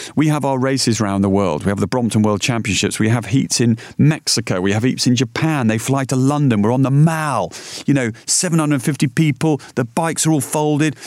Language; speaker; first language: English; native; English